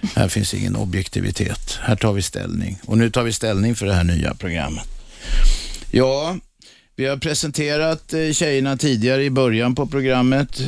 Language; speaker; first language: Swedish; native; Swedish